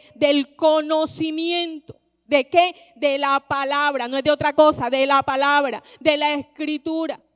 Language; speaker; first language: Spanish; native; Spanish